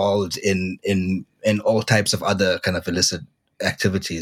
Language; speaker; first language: English; native; English